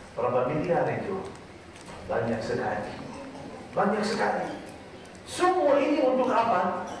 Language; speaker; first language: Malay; non-native, fluent; Arabic